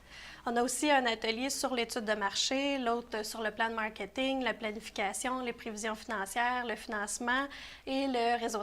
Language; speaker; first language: French; native; French